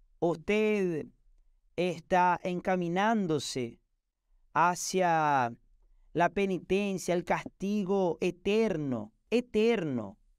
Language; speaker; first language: Spanish; non-native, fluent; Portuguese